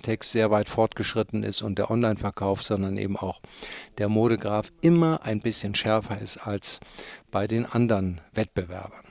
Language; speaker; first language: German; native; German